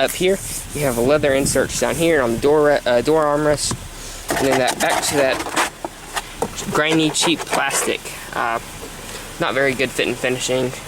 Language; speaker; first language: English; native; English